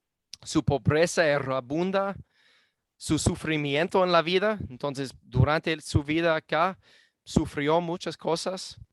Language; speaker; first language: Spanish; non-native, fluent; English